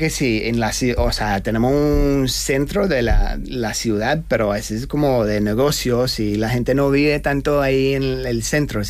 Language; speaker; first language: Spanish; non-native, fluent; English